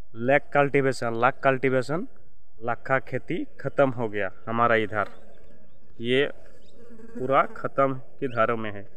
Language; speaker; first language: Hindi; non-native, local second language; Bangla